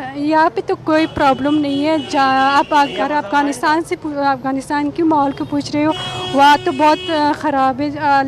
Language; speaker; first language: Hindi; non-native, learner; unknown